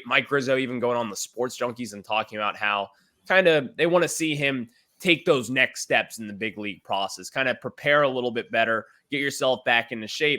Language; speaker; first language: English; native; English